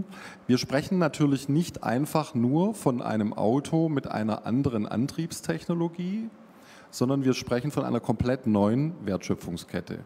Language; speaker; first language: German; native; German